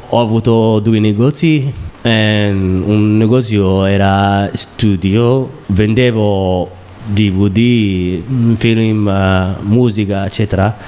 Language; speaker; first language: Italian; non-native, learner; Somali